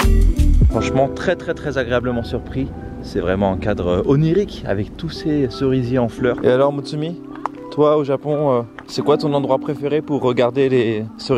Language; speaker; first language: French; native; French